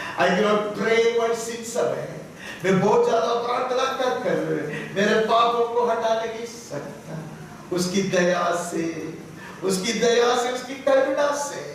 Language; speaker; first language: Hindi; non-native, local second language; Telugu